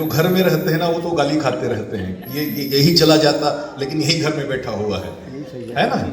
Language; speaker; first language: Hindi; non-native, local second language; Chhattisgarhi